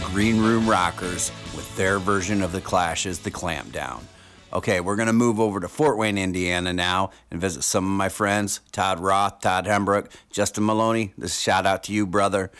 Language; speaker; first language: English; native; English